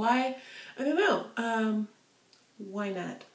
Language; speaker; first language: English; native; English